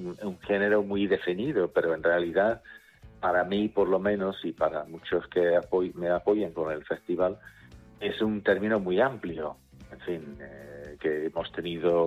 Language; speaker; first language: Spanish; non-native, fluent; English